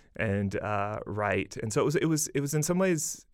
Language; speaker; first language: English; native; English